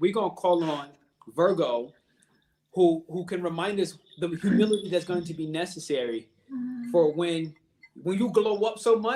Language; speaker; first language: English; native; English